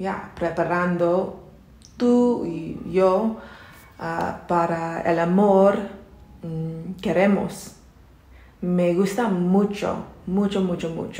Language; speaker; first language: Spanish; non-native, learner; English